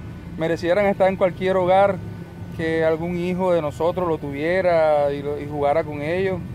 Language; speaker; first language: Spanish; native; Spanish